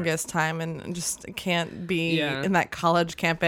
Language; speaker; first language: English; native; English